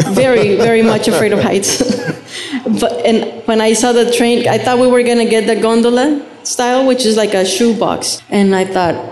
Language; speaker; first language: English; non-native, fluent; Spanish